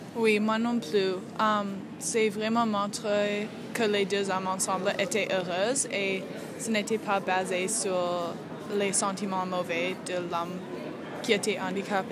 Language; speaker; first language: French; non-native, learner; English